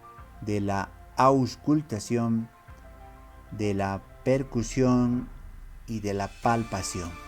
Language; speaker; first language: Spanish; native; Spanish